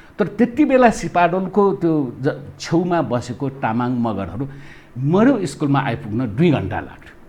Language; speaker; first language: Nepali; non-native, local second language; Newari